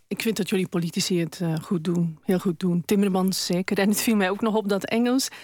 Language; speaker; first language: Dutch; native; Dutch